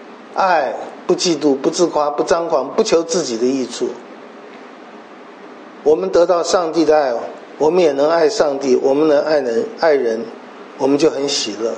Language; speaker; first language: Chinese; native; Chinese